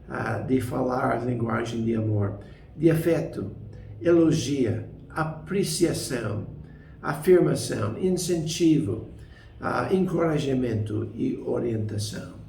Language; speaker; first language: Portuguese; non-native, fluent; English